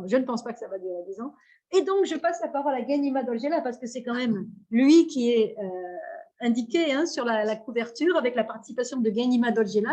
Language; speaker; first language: French; native; French